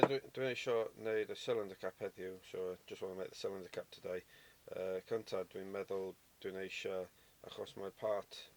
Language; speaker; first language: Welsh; non-native, learner; English